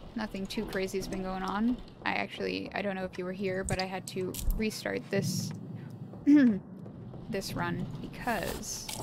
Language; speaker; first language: English; native; English